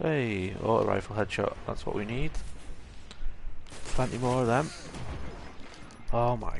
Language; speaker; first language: English; native; English